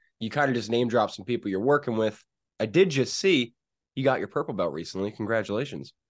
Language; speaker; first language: English; native; English